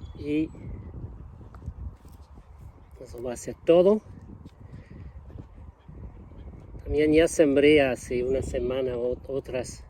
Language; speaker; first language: Spanish; non-native, fluent; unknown